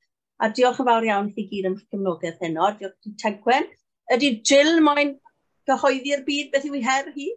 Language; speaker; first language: Welsh; native; Welsh